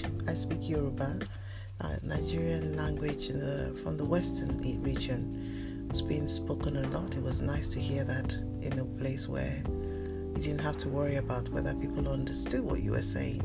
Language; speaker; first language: English; non-native, local second language; Yoruba